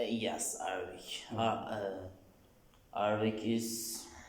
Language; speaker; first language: English; non-native, learner; Turkish